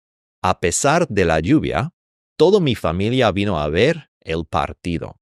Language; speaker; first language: Spanish; non-native, fluent; English